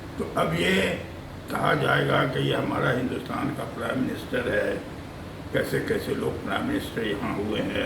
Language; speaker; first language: Hindi; native; Hindi